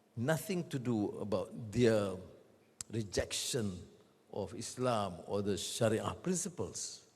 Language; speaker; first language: English; non-native, local second language; Malay